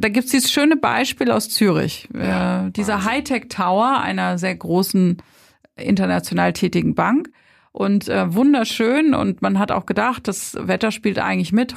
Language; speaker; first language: German; native; German